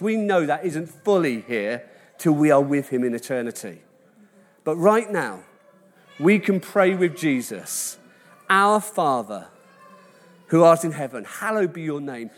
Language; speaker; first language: English; native; English